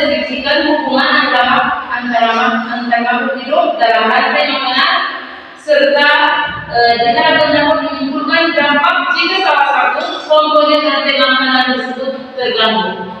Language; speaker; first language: Indonesian; native; Indonesian